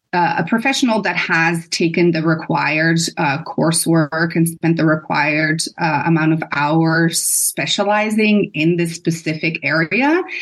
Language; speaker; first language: English; non-native, fluent; Dutch